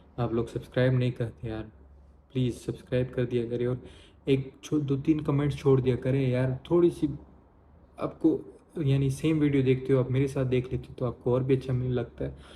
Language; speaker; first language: Urdu; non-native, local second language; Pashto